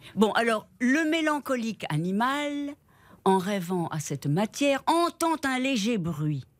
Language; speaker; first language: French; non-native, fluent; Spanish